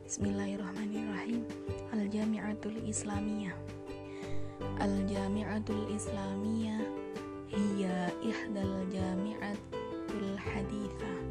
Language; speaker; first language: Arabic; non-native, learner; Indonesian